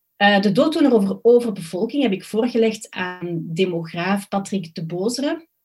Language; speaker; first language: Dutch; native; Dutch